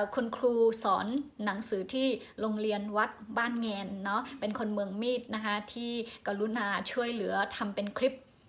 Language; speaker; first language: Thai; non-native, local second language; Shan